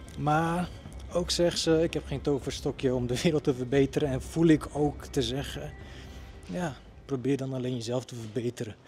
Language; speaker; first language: Dutch; early bilingual, other home language; Bosnian